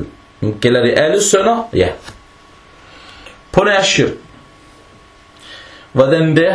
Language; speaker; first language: Danish; early bilingual, other home language; Arabic